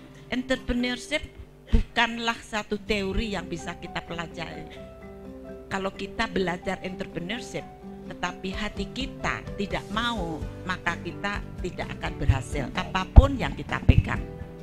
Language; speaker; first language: Indonesian; non-native, local second language; Javanese